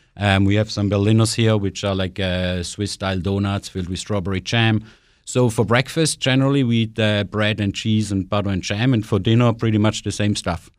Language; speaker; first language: English; non-native, fluent; German